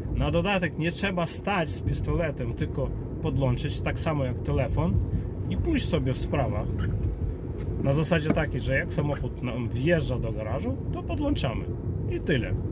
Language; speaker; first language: Polish; native; Polish